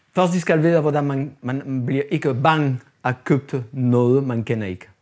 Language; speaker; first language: Danish; non-native, fluent; French